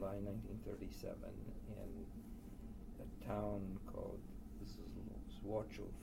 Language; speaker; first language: English; early bilingual, other home language; Polish